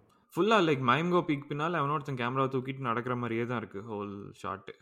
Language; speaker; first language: English; non-native, local second language; Tamil